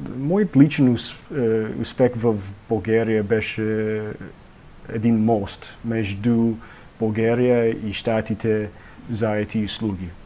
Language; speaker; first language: Bulgarian; non-native, learner; English